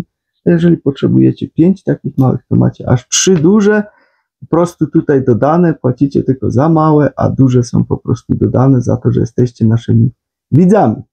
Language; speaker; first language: Polish; native; Polish